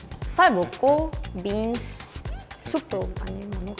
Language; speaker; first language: Korean; non-native, learner; Portuguese